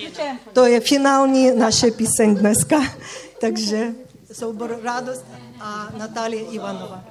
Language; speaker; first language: Czech; non-native, fluent; Ukrainian